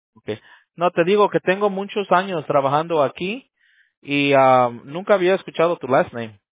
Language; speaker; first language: Spanish; early bilingual, heritage; Spanish